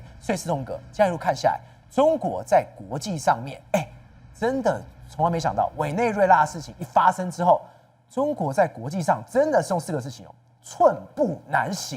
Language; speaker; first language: Chinese; native; Chinese